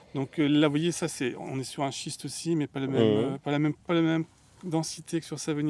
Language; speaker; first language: French; native; French